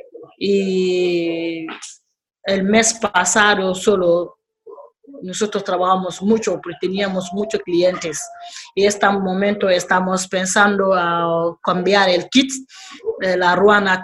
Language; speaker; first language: Spanish; non-native, learner; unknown